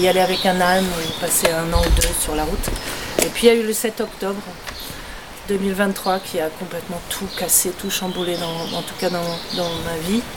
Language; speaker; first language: French; non-native, local second language; Arabic